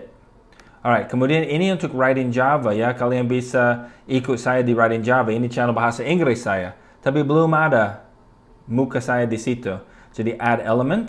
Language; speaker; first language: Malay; non-native, fluent; English